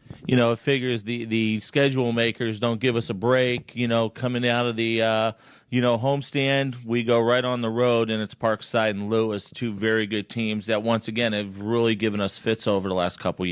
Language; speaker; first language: English; native; English